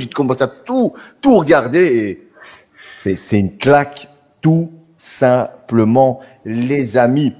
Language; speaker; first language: French; native; French